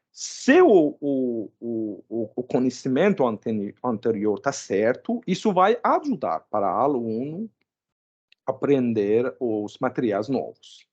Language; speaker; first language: Portuguese; non-native, fluent; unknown